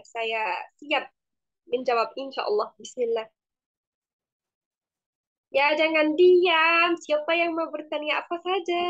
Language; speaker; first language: Indonesian; non-native, fluent; Arabic